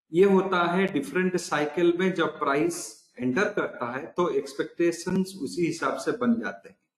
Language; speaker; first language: Hindi; non-native, local second language; Odia